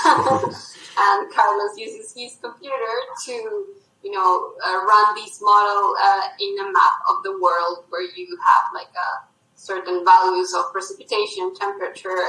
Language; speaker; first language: English; non-native, fluent; Spanish